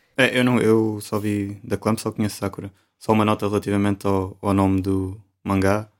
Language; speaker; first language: Portuguese; native; Portuguese